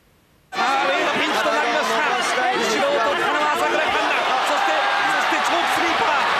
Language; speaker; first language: Japanese; native; Japanese